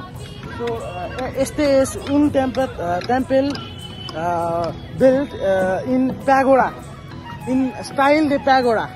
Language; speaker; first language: Spanish; non-native, learner; Nepali